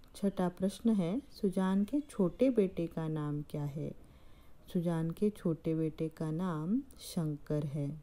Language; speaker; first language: Hindi; non-native, local second language; Marathi